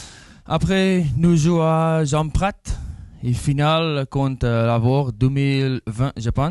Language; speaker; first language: French; non-native, learner; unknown